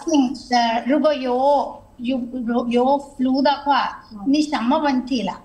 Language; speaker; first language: Chinese; non-native, learner; Telugu